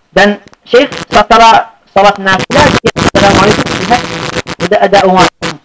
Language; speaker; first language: Indonesian; non-native, fluent; Arabic